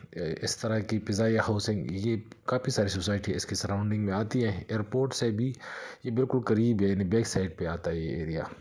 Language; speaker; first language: Urdu; non-native, local second language; Punjabi